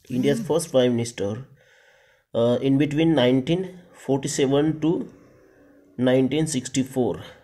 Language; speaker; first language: Hindi; non-native, local second language; Marathi